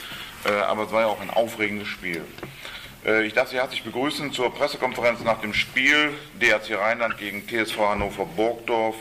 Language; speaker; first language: German; native; German